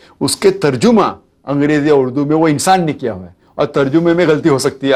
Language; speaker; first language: Urdu; non-native, local second language; Konkani